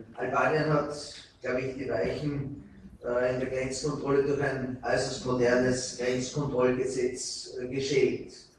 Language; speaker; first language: German; native; German